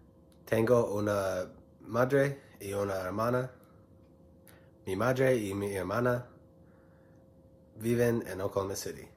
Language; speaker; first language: Spanish; non-native, learner; English